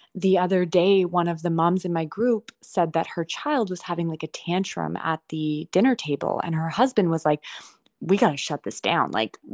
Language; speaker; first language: English; native; English